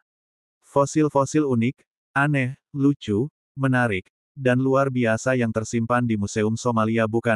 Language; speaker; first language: Indonesian; native; Indonesian